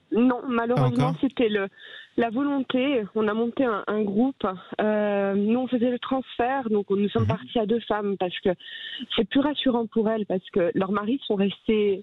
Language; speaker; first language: French; native; French